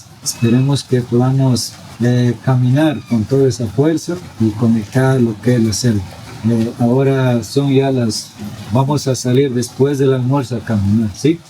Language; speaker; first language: Spanish; non-native, local second language; Quechua